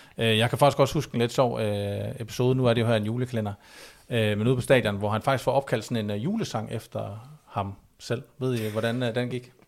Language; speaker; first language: Danish; native; Danish